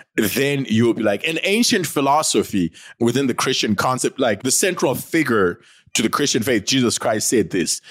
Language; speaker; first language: English; non-native, local second language; North Ndebele